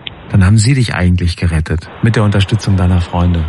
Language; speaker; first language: German; native; German